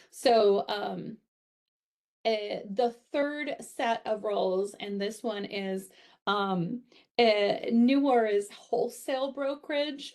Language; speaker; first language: English; native; English